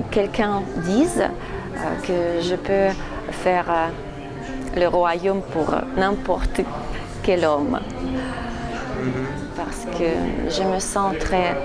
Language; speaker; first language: French; non-native, fluent; Russian